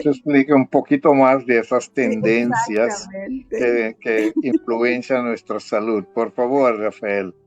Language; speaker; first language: Spanish; non-native, fluent; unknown